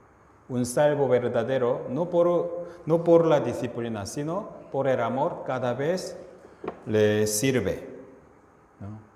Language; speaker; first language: Spanish; non-native, fluent; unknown